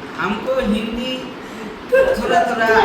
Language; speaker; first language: Hindi; non-native, learner; Bangla